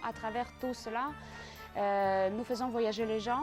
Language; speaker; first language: French; non-native, local second language; Ukrainian